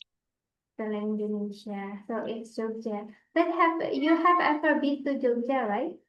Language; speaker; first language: English; non-native, fluent; Indonesian